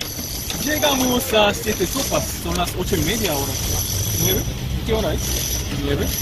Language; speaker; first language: Spanish; non-native, learner; Korean